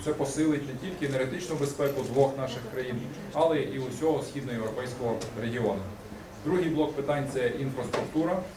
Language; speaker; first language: Ukrainian; native; Ukrainian